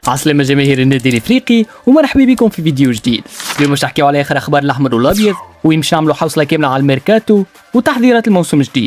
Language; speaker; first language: Arabic; native; Arabic